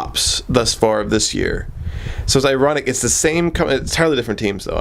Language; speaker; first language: English; native; English